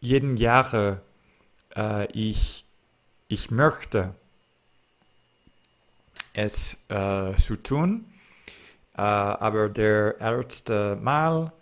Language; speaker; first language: German; non-native, learner; English